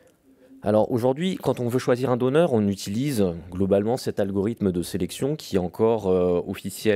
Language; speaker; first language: French; native; French